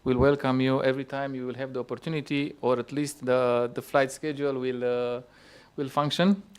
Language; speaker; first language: English; non-native, fluent; Romanian